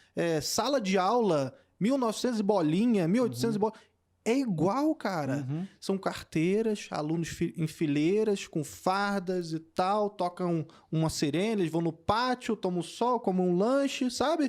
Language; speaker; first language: Portuguese; native; Portuguese